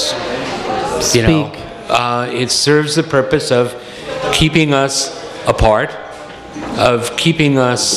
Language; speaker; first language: English; native; English